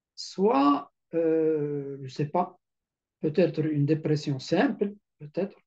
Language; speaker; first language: French; non-native, local second language; Arabic